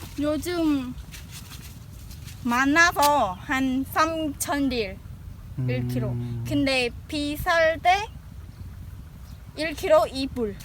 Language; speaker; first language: Korean; non-native, learner; Khmer